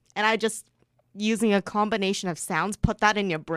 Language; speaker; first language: English; early bilingual, other home language; Chinese